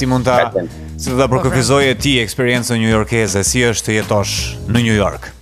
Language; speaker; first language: Albanian; native; Albanian